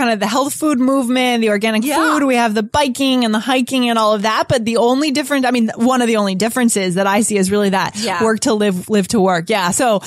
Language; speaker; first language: English; native; English